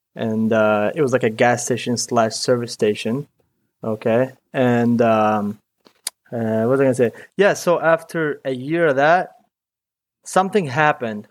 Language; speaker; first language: English; early bilingual, other home language; Arabic